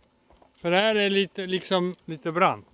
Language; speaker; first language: Swedish; early bilingual, other home language; Estonian